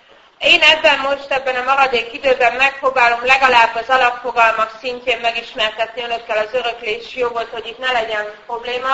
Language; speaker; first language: Hungarian; native; Hungarian